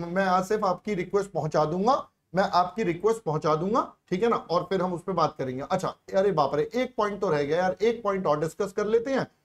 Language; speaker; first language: Hindi; native; Hindi